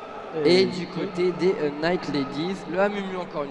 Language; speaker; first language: French; native; French